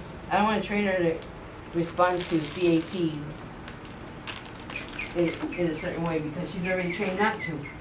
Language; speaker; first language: English; early bilingual, other home language; Spanish